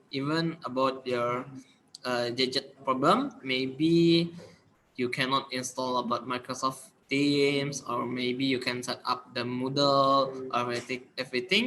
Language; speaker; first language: English; non-native, learner; Indonesian